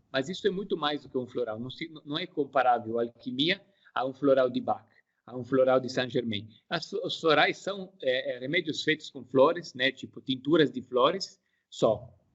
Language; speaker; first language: Portuguese; non-native, fluent; Italian